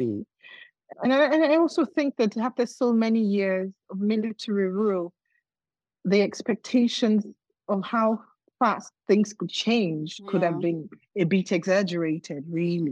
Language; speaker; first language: English; non-native, local second language; Yoruba